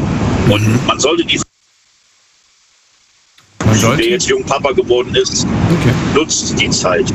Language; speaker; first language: German; native; German